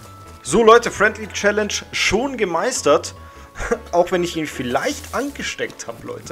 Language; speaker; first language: German; native; German